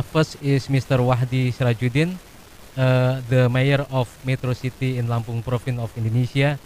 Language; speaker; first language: English; non-native, fluent; Indonesian